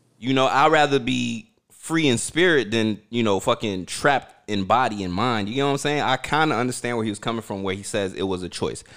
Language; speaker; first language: English; early bilingual, other home language; Haitian Creole